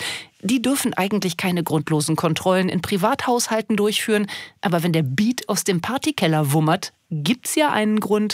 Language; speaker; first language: German; native; German